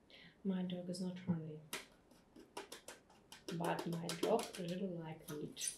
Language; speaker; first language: English; non-native, learner; Russian